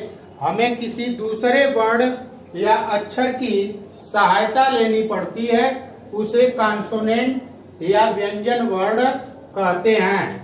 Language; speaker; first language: Hindi; native; Hindi